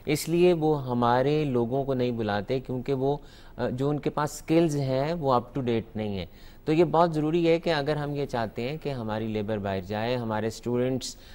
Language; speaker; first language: Urdu; native; Urdu